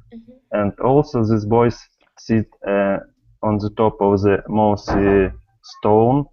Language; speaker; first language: English; non-native, learner; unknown